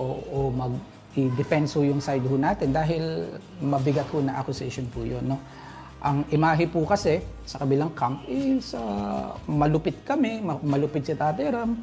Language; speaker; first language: Filipino; native; Filipino